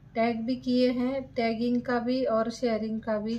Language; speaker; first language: Hindi; non-native, local second language; Marathi